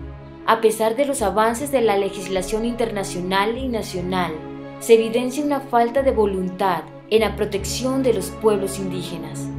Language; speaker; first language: Spanish; native; Spanish